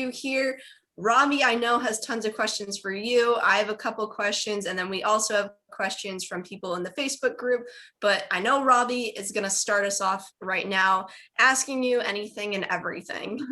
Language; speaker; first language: English; native; English